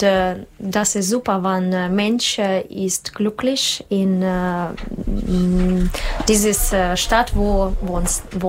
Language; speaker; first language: German; non-native, learner; Russian